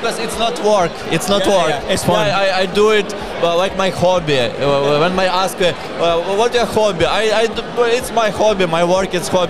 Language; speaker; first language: English; non-native, learner; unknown